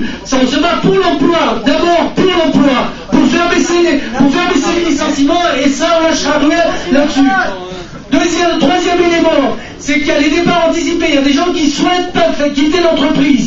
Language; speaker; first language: French; native; French